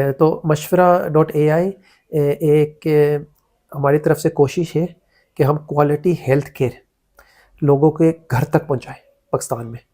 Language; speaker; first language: Urdu; early bilingual, heritage; Urdu